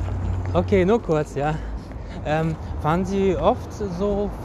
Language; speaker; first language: German; non-native, fluent; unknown